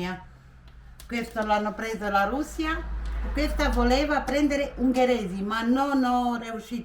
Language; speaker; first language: Italian; non-native, learner; Romanian